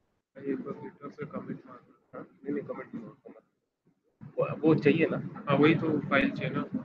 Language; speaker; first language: Hindi; native; Hindi